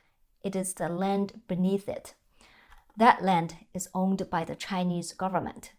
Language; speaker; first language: English; non-native, fluent; Chinese